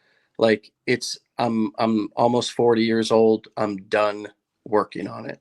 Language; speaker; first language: English; native; English